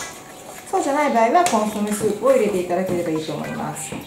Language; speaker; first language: Japanese; native; Japanese